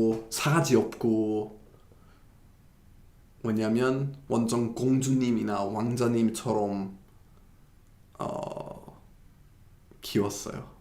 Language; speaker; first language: Korean; non-native, fluent; English